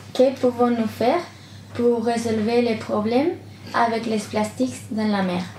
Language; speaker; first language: French; non-native, learner; Spanish